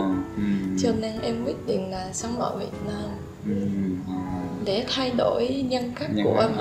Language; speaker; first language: Vietnamese; non-native, fluent; Japanese